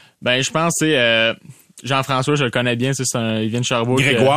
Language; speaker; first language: French; native; French